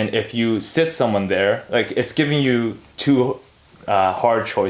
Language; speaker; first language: English; native; English